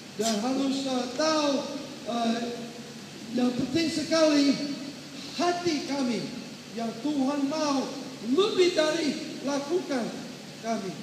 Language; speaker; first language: Indonesian; non-native, learner; English